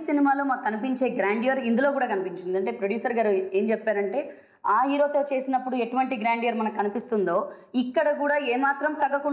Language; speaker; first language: Telugu; native; Telugu